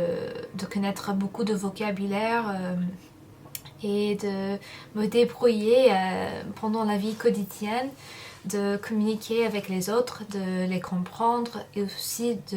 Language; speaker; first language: French; non-native, fluent; English